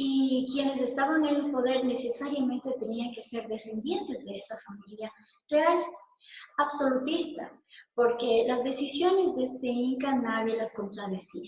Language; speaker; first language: Spanish; native; Spanish